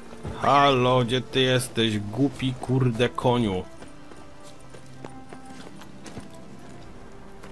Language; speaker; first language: Polish; native; Polish